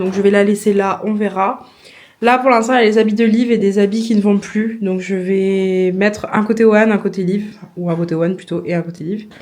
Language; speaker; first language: French; native; French